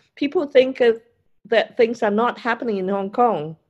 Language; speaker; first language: English; non-native, local second language; Cantonese